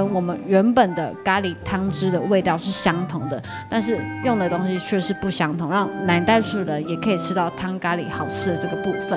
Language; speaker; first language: Chinese; native; Chinese